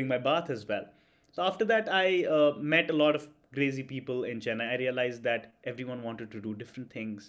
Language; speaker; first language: English; non-native, local second language; Kashmiri